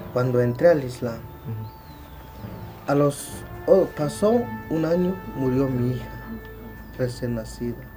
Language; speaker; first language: Spanish; non-native, local second language; Tzotzil